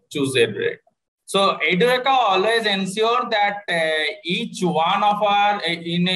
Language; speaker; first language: English; non-native, local second language; Bangla